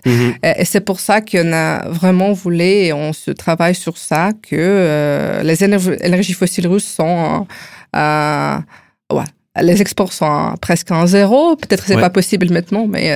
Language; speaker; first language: French; non-native, fluent; Ukrainian